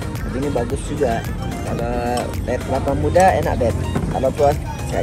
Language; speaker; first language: Indonesian; non-native, learner; Turkish